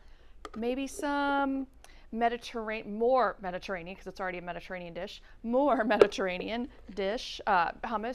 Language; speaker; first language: English; native; English